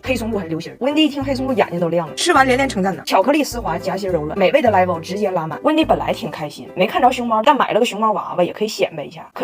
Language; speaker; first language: Chinese; native; Chinese